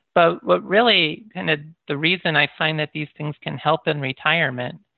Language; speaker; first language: English; native; English